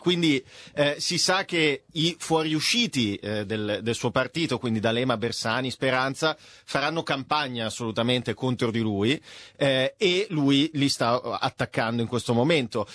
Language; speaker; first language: Italian; native; Italian